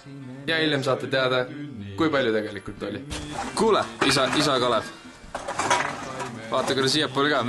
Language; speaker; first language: Estonian; native; Estonian